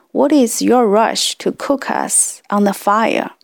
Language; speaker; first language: English; non-native, fluent; Chinese